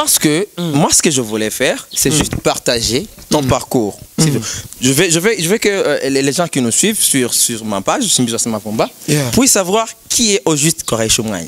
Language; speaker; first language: French; non-native, local second language; Rundi